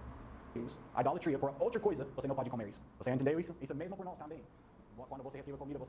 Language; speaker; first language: Portuguese; non-native, learner; English